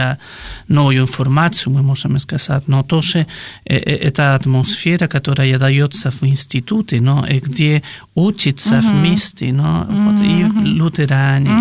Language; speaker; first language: Russian; non-native, fluent; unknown